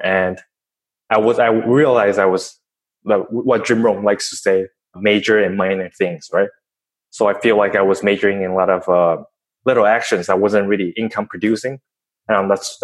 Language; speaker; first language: English; non-native, fluent; Chinese